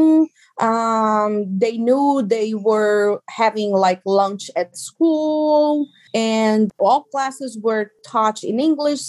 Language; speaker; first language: English; non-native, fluent; Portuguese